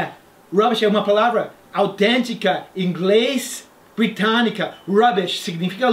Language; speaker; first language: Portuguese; non-native, fluent; English